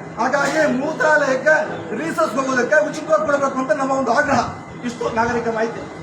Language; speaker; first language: Kannada; native; Kannada